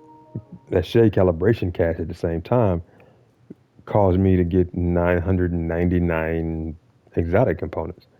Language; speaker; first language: English; native; English